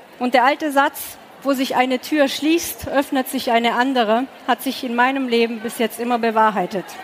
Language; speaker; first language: German; early bilingual, other home language; Romanian